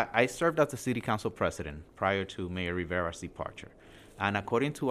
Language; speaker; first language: English; non-native, fluent; Spanish